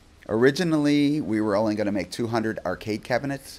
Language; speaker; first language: English; early bilingual, other home language; Spanish